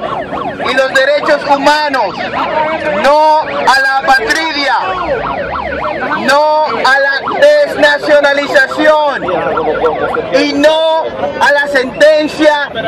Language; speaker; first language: Spanish; native; Spanish